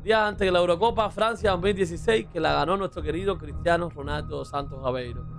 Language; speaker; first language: Spanish; native; Spanish